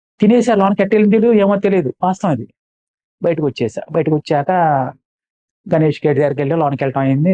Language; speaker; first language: Telugu; non-native, local second language; Malayalam